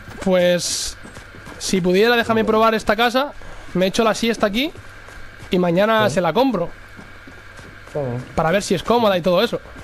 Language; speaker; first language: Spanish; native; Spanish